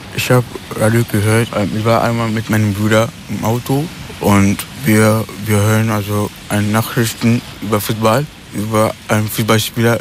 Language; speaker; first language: German; non-native, learner; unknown